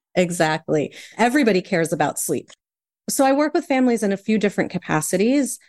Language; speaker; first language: English; native; English